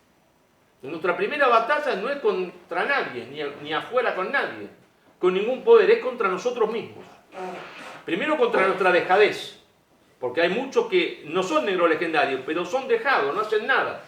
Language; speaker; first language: Spanish; native; Spanish